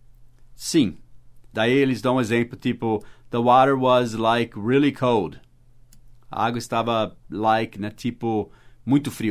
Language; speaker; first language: Portuguese; early bilingual, other home language; English